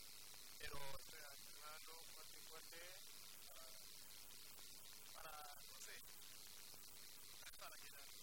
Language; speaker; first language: Spanish; non-native, fluent; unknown